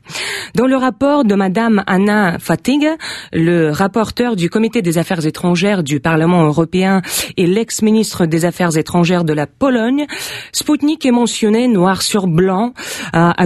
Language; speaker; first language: French; non-native, fluent; Russian